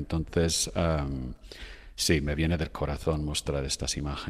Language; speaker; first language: Spanish; non-native, fluent; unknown